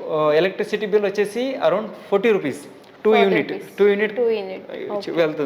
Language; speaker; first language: Telugu; non-native, local second language; Hindi